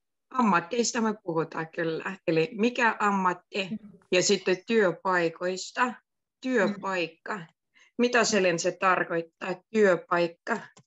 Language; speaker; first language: Finnish; native; Finnish